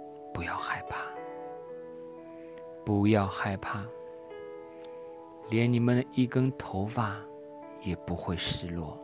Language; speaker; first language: Chinese; native; Chinese